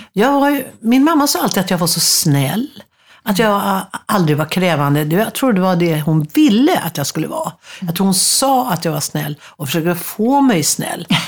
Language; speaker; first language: Swedish; native; Swedish